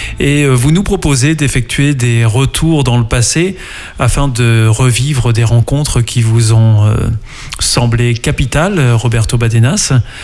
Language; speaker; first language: French; native; French